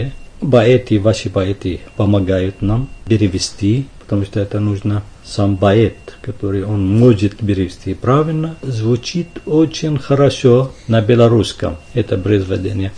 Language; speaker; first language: Russian; non-native, fluent; Arabic